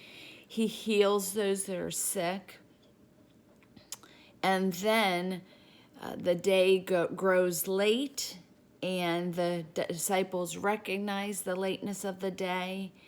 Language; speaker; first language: English; native; English